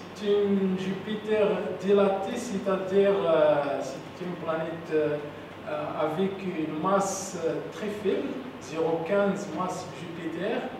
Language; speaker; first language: French; non-native, local second language; Arabic